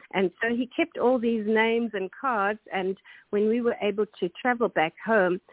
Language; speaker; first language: English; non-native, local second language; German